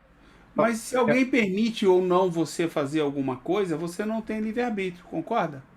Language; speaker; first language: Portuguese; native; Portuguese